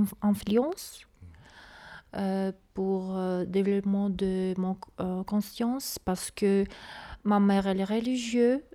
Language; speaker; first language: French; non-native, learner; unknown